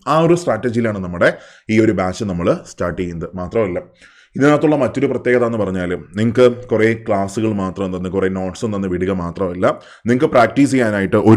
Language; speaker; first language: Malayalam; native; Malayalam